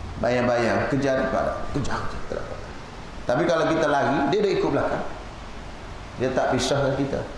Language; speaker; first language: Malay; native; Malay